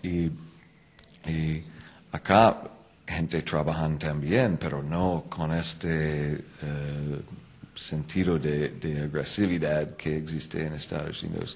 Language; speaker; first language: Spanish; non-native, fluent; English